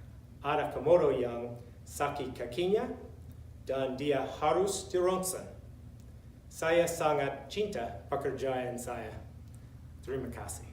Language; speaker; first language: Indonesian; non-native, learner; English